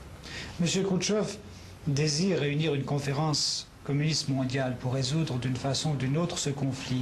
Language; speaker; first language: French; native; French